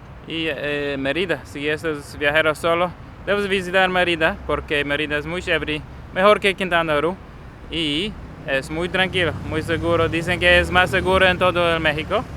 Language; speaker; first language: Spanish; non-native, learner; English